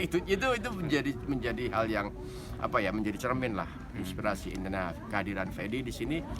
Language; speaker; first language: Indonesian; native; Indonesian